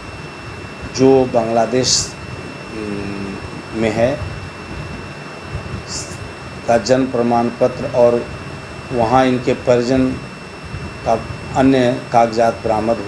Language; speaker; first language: Hindi; native; Hindi